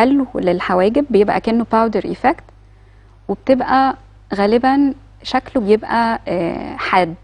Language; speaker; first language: Arabic; native; Arabic